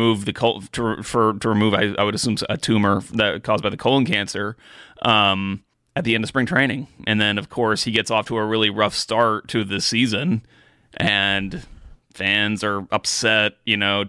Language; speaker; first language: English; native; English